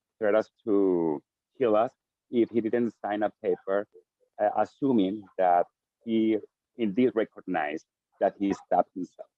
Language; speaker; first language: English; non-native, fluent; Spanish